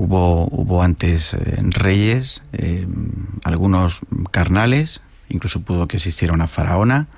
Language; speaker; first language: Spanish; native; Spanish